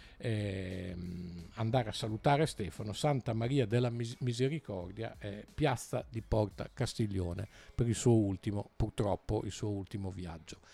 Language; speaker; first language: Italian; native; Italian